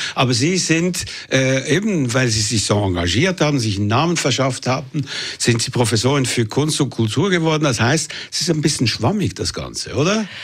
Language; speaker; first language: German; native; German